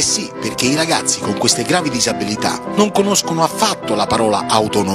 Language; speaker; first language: Italian; native; Italian